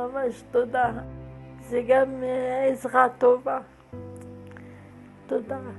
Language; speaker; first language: Hebrew; non-native, fluent; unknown